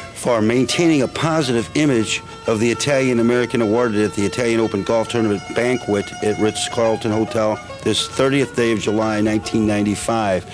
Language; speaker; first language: English; native; English